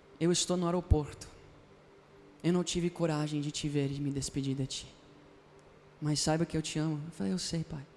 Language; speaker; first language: Portuguese; non-native, fluent; Spanish